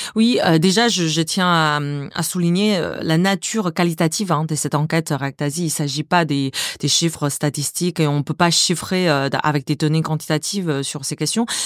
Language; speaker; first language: French; non-native, fluent; Chinese